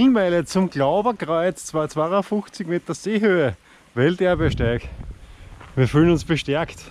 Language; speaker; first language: German; native; German